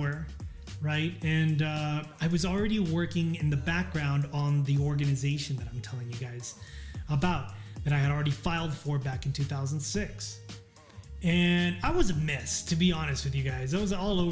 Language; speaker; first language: English; native; English